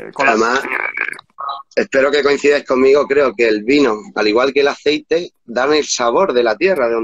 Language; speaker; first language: Spanish; native; Spanish